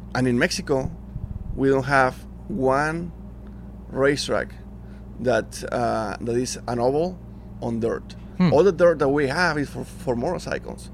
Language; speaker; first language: English; non-native, fluent; Spanish